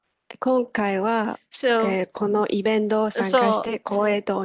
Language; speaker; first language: Japanese; non-native, learner; Chinese